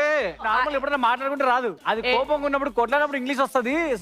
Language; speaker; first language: Telugu; native; Telugu